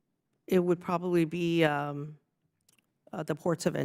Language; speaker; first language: English; native; English